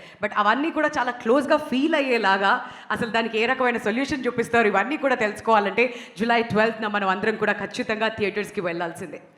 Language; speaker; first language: Telugu; native; Telugu